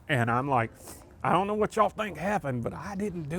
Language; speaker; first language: English; native; English